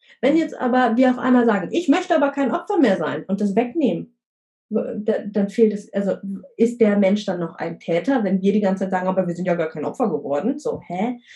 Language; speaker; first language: German; early bilingual, other home language; Vietnamese